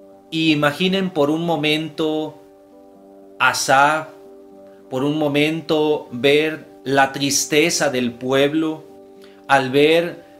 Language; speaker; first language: Spanish; native; Spanish